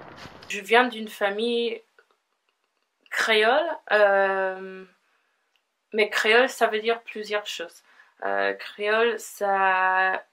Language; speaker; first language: French; non-native, fluent; English